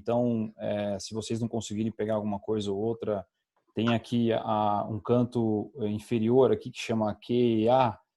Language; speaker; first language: Portuguese; native; Portuguese